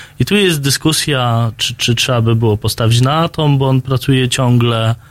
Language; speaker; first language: Polish; native; Polish